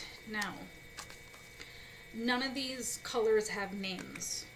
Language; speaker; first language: English; native; English